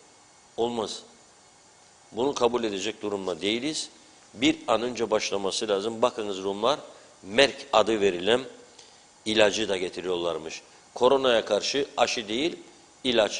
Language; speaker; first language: Turkish; native; Turkish